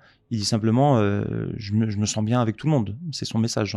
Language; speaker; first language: French; native; French